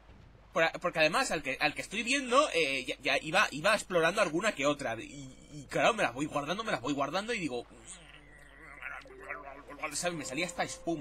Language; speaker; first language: Spanish; native; Spanish